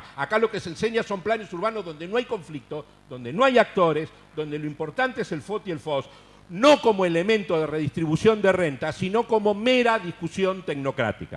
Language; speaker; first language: Spanish; native; Spanish